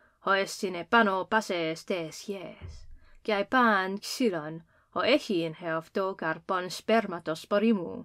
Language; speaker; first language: Greek; non-native, fluent; English